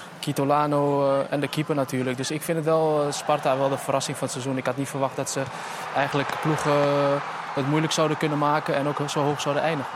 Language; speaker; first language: Dutch; early bilingual, other home language; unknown